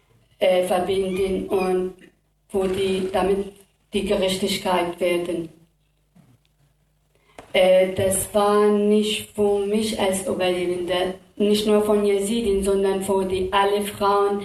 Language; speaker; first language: German; non-native, learner; Kurdish